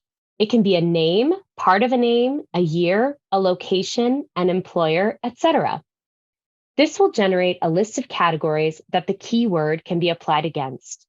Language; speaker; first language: English; native; English